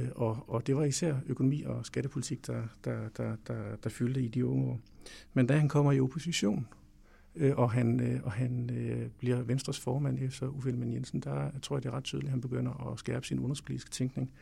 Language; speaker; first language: Danish; native; Danish